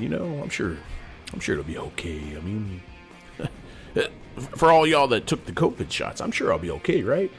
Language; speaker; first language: English; native; English